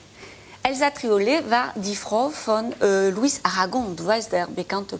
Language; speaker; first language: German; non-native, fluent; French